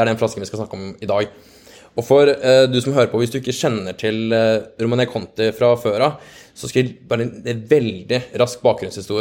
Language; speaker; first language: Norwegian; native; Norwegian